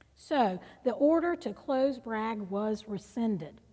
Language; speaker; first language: English; native; English